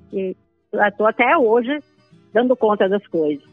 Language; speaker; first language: Portuguese; non-native, local second language; Italian